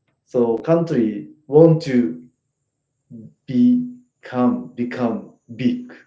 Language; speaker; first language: English; non-native, learner; Japanese